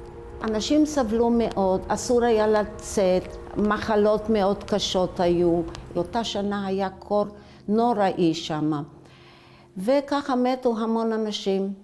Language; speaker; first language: Hebrew; early bilingual, other home language; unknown